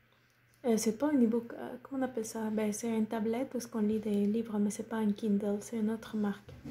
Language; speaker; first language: French; non-native, fluent; Spanish